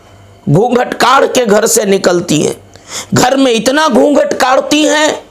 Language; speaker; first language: Urdu; native; Urdu